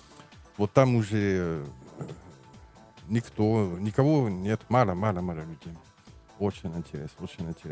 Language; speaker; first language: Russian; non-native, learner; French